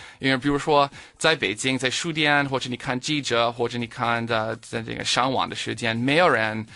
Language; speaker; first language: Chinese; non-native, fluent; English